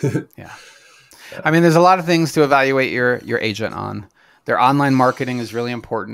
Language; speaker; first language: English; native; English